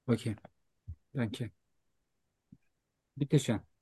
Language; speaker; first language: German; non-native, learner; Turkish